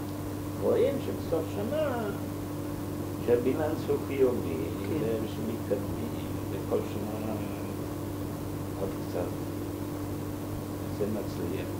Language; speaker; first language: Hebrew; non-native, fluent; German